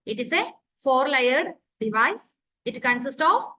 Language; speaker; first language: English; non-native, local second language; Malayalam